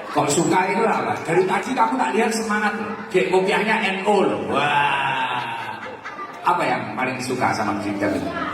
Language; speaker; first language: Indonesian; non-native, local second language; Javanese